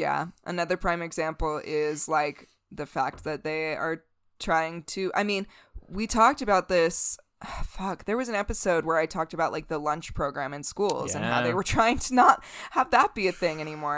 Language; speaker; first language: English; native; English